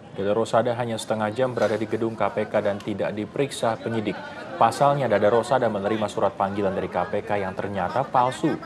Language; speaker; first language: Indonesian; native; Indonesian